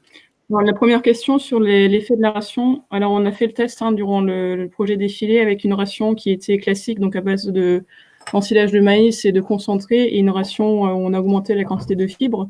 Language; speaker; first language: French; native; French